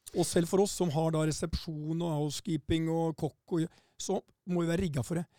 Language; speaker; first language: Norwegian; native; Norwegian